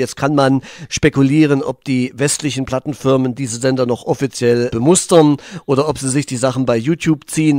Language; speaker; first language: German; native; German